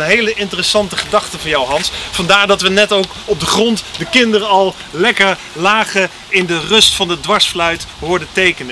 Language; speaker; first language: Dutch; native; Dutch